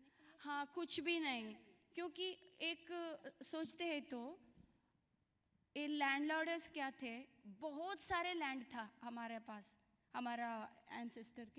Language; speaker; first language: Hindi; non-native, local second language; Kannada